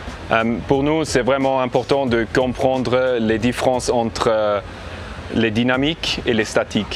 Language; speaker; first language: French; non-native, learner; English